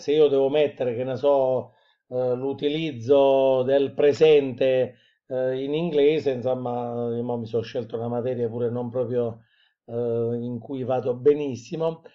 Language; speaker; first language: Italian; native; Italian